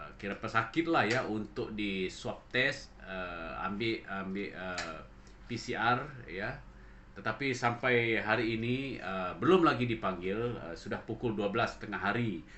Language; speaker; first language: Malay; non-native, local second language; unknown